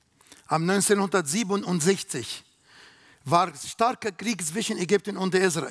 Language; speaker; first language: German; non-native, learner; Arabic